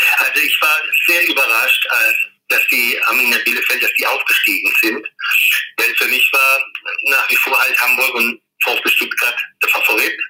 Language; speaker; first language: German; native; German